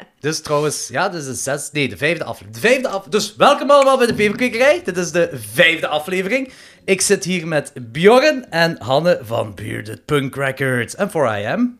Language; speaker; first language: Dutch; native; Dutch